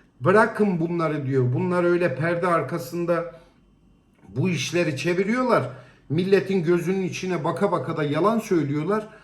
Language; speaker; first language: Turkish; native; Turkish